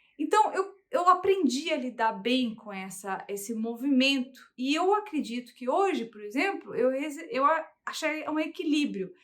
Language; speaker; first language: Portuguese; early bilingual, heritage; Portuguese